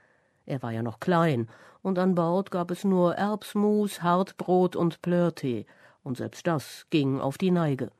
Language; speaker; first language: German; native; German